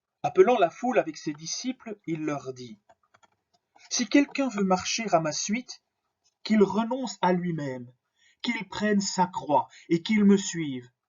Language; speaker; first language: French; native; French